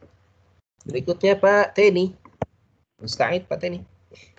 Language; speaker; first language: Indonesian; native; Indonesian